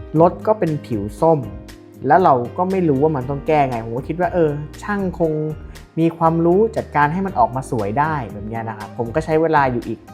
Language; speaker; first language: Thai; native; Thai